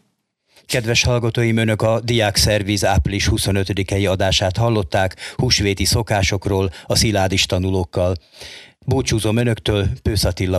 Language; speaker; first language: Hungarian; native; Hungarian